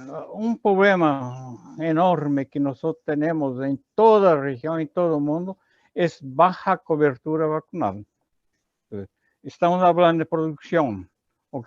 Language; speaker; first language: Spanish; non-native, learner; Portuguese